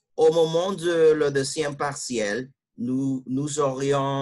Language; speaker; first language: French; non-native, learner; Spanish